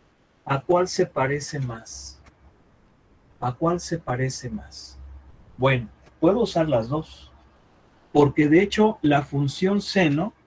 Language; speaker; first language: Spanish; native; Spanish